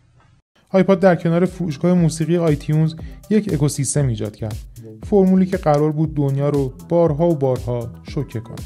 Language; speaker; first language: Persian; native; Persian